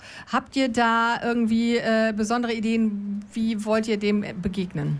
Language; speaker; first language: German; native; German